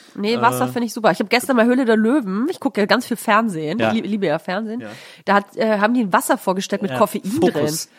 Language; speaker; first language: German; native; German